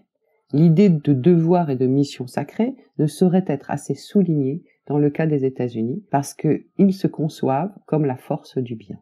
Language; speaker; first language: French; native; French